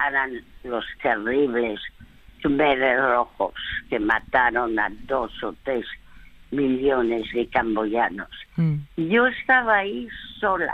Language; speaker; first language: Spanish; early bilingual, other home language; French